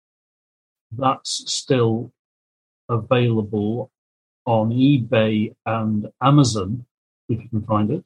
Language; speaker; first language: English; native; English